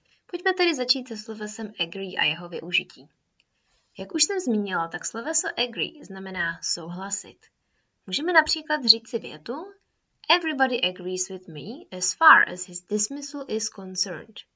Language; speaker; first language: Czech; native; Czech